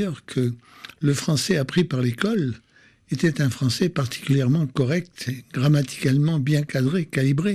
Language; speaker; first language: French; native; French